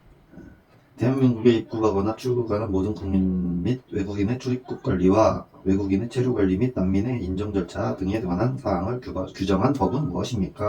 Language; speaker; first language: Korean; native; Korean